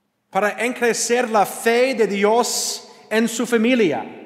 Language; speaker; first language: Spanish; non-native, learner; English